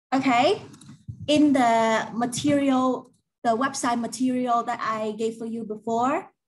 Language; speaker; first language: English; non-native, learner; Vietnamese